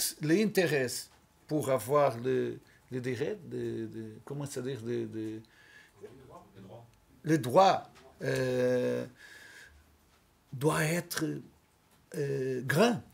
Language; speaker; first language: French; non-native, learner; Portuguese